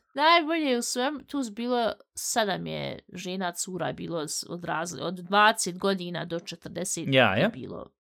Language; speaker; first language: Bosnian; early bilingual, heritage; Bosnian